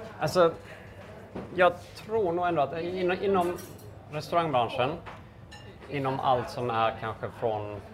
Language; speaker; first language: Swedish; native; Swedish